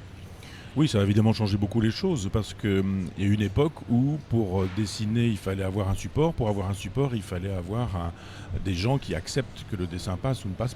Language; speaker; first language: French; native; French